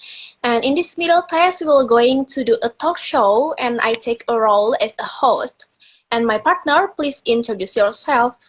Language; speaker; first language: English; non-native, learner; Indonesian